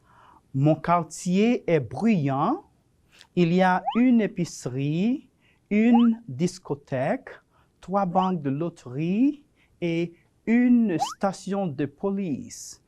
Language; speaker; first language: French; non-native, fluent; Spanish